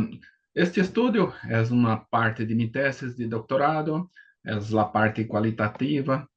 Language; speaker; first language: Spanish; non-native, learner; Portuguese